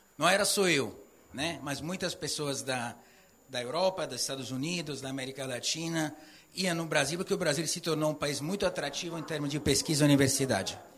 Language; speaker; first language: Portuguese; non-native, fluent; Italian